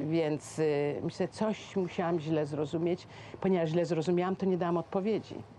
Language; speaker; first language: Polish; native; Polish